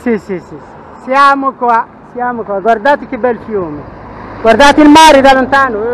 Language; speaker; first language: Italian; non-native, fluent; Arabic